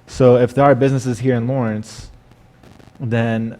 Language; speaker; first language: English; non-native, fluent; Arabic